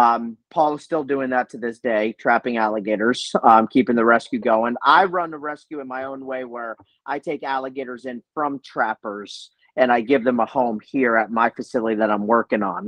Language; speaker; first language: English; native; English